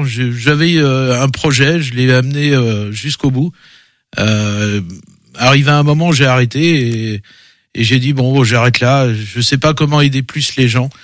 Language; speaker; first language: French; native; French